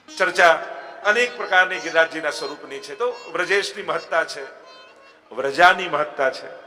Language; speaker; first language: Gujarati; non-native, local second language; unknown